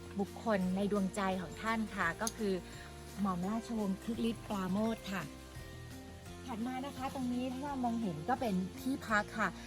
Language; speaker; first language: Thai; native; Thai